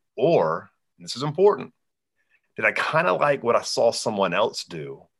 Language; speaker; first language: English; native; English